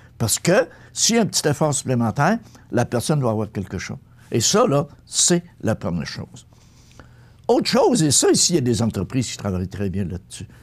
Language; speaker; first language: French; native; French